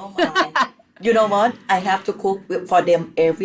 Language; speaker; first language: English; non-native, learner; Thai